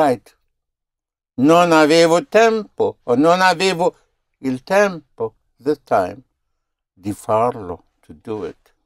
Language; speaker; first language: Italian; non-native, fluent; English